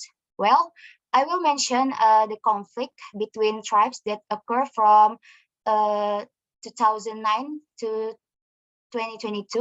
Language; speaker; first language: English; non-native, learner; Indonesian